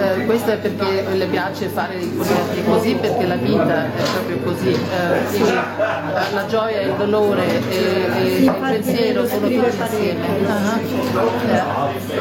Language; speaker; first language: Italian; native; Italian